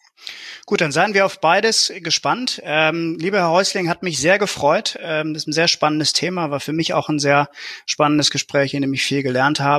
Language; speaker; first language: German; native; German